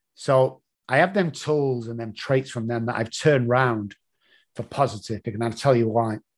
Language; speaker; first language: English; native; English